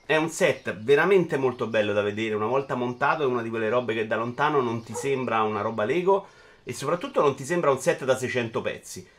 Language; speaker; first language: Italian; native; Italian